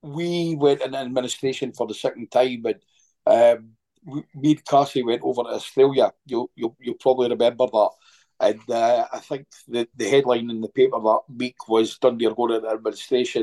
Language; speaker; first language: English; native; English